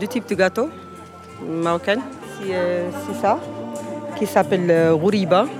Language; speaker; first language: French; non-native, learner; Arabic